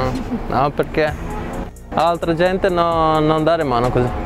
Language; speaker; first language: Italian; non-native, learner; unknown